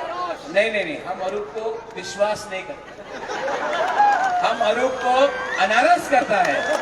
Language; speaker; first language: Hindi; non-native, local second language; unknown